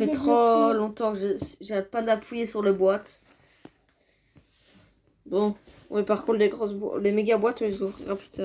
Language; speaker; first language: French; native; French